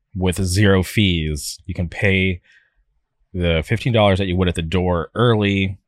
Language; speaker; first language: English; native; English